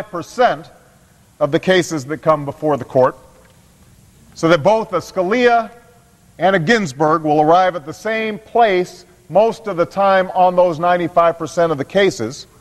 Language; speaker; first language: English; native; English